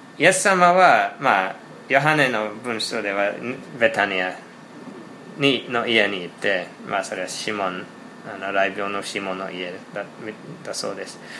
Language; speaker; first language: Japanese; non-native, fluent; English